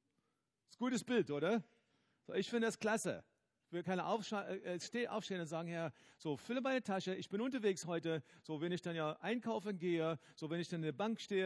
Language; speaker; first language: German; non-native, fluent; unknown